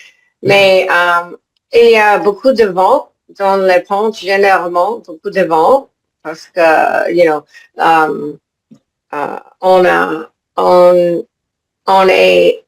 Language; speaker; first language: French; non-native, learner; English